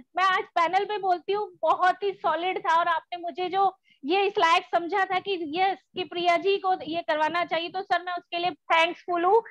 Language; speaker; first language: Hindi; native; Hindi